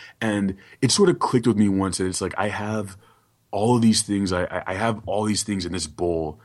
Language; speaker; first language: English; early bilingual, other home language; Haitian Creole